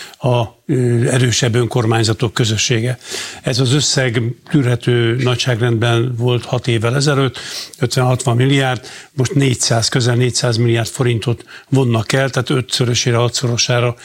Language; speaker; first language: Hungarian; native; Hungarian